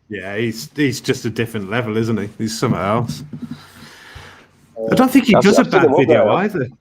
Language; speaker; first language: English; native; English